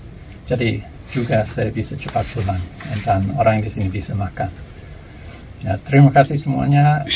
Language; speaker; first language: Indonesian; non-native, learner; English